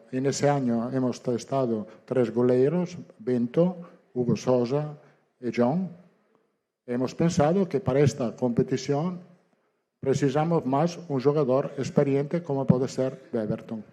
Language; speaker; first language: Portuguese; non-native, learner; Italian